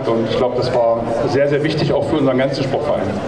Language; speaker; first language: German; native; German